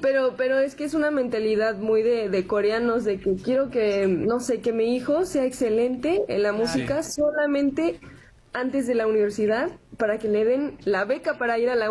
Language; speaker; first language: Spanish; non-native, local second language; Korean